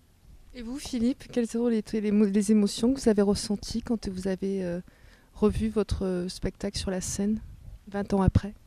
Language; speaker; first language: French; native; French